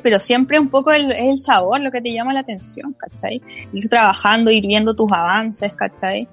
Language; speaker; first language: Spanish; native; Spanish